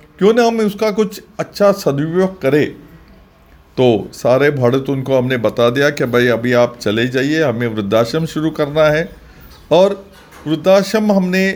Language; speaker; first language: Hindi; non-native, local second language; Marathi